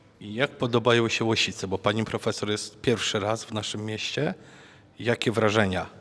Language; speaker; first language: Polish; native; Polish